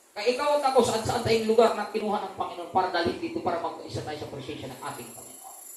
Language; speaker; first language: Filipino; non-native, local second language; Cebuano